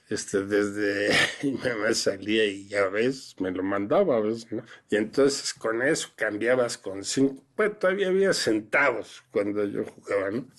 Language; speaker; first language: Spanish; early bilingual, other home language; French